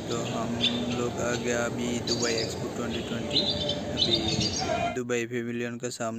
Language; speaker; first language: Hindi; non-native, fluent; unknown